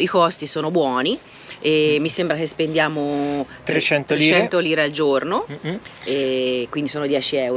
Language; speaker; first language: Italian; native; Italian